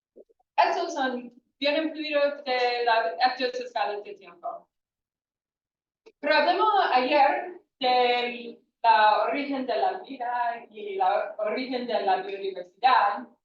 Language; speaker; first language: Spanish; non-native, fluent; English